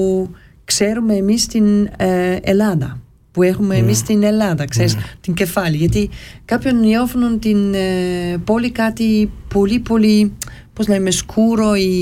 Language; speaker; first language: Greek; early bilingual, heritage; Greek